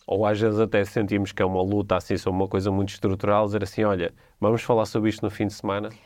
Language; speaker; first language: Portuguese; native; Portuguese